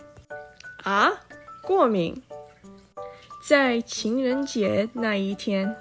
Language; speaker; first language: Chinese; non-native, learner; English